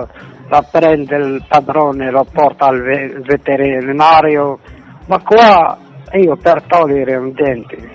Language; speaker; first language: Italian; non-native, fluent; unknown